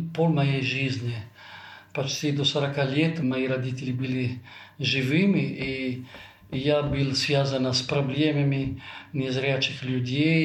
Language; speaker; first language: Russian; non-native, fluent; Italian